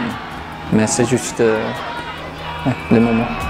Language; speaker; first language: French; non-native, learner; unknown